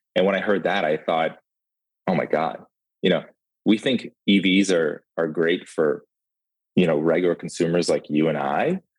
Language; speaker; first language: English; early bilingual, other home language; Ukrainian